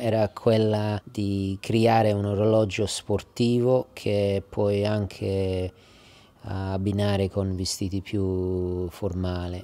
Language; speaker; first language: Italian; early bilingual, heritage; English